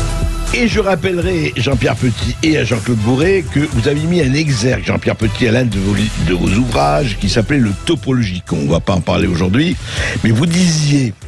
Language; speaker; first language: French; native; French